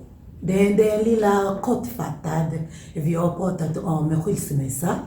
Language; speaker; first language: Swedish; non-native, learner; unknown